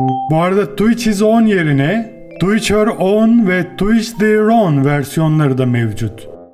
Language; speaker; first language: English; non-native, fluent; Turkish